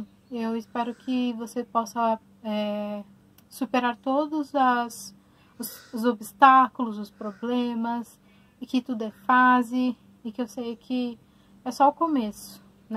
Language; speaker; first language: Portuguese; native; Portuguese